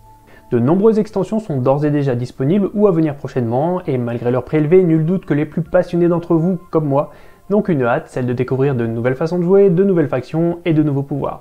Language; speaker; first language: French; native; French